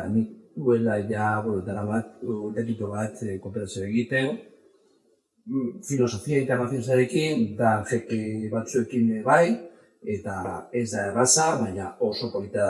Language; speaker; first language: Basque; non-native, local second language; Spanish